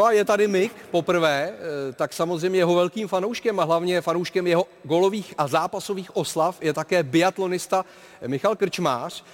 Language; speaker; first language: Czech; native; Czech